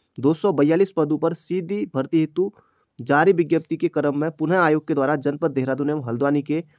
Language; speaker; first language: Hindi; native; Hindi